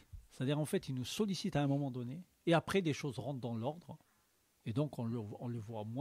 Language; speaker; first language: French; native; French